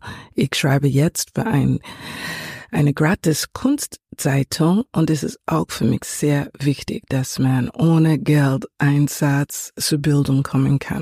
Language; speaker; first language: German; non-native, fluent; English